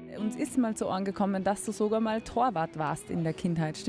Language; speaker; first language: German; native; German